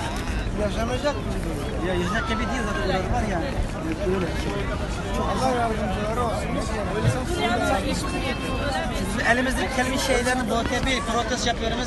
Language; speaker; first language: Turkish; non-native, learner; Uyghur